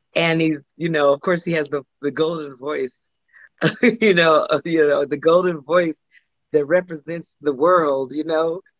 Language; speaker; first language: English; native; English